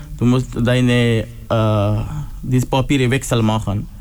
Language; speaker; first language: German; non-native, learner; Pashto